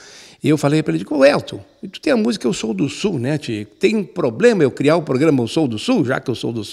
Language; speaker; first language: Portuguese; native; Portuguese